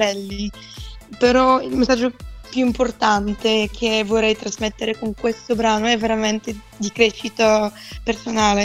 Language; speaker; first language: Italian; non-native, fluent; Bulgarian